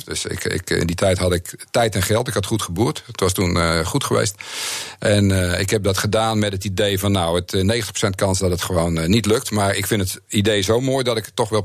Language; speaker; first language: Dutch; native; Dutch